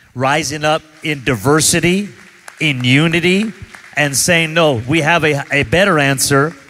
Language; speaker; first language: English; native; English